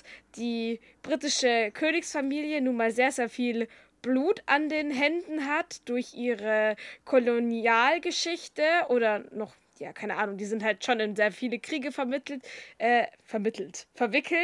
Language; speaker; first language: German; native; German